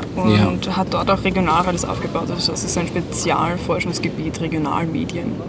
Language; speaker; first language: German; native; German